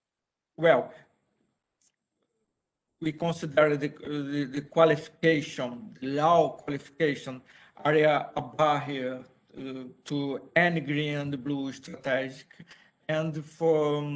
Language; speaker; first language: English; non-native, learner; Portuguese